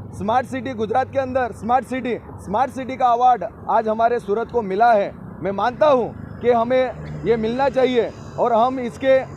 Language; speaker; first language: Hindi; non-native, local second language; Marathi